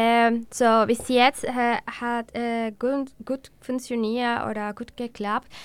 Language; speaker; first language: German; non-native, learner; Spanish